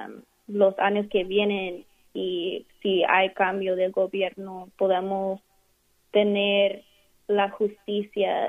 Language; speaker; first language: Spanish; non-native, fluent; English